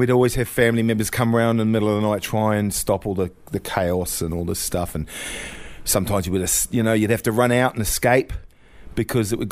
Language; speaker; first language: English; native; English